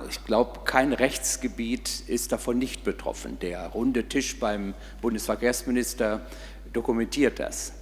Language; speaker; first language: German; native; German